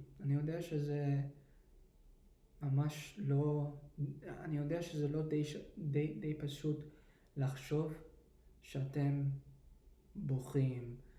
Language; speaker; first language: Hebrew; early bilingual, heritage; English